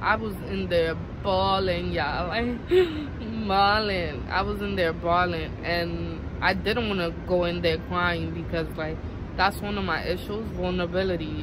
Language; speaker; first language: English; native; English